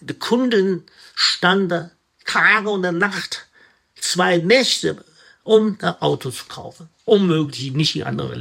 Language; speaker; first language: German; non-native, fluent; Chinese